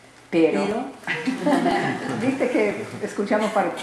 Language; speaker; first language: Spanish; non-native, learner; English